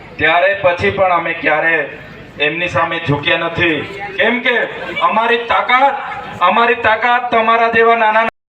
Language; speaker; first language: Gujarati; non-native, local second language; Vasavi